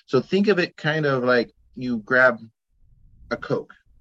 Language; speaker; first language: English; native; English